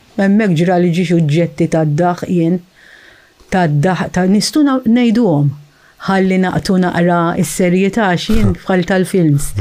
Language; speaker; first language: Maltese; early bilingual, heritage; Maltese